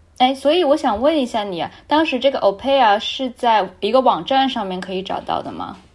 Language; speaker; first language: Chinese; native; Chinese